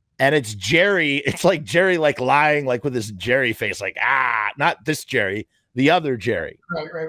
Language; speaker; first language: English; native; English